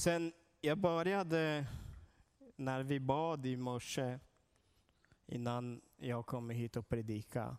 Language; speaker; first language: Swedish; non-native, learner; Portuguese